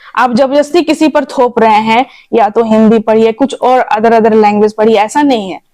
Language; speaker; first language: Hindi; non-native, local second language; Bangla